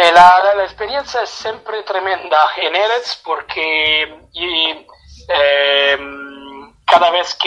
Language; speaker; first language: Spanish; non-native, fluent; Italian